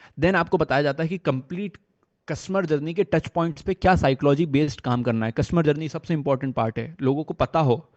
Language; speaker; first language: Hindi; native; Hindi